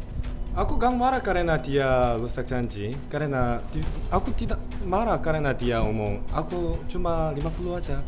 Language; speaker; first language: Indonesian; non-native, learner; Korean